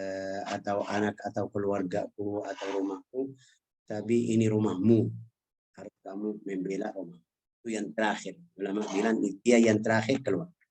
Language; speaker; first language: Indonesian; non-native, fluent; Arabic